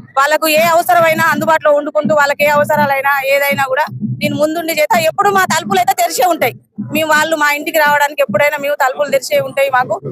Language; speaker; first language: Telugu; native; Telugu